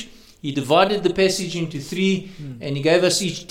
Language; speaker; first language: English; native; English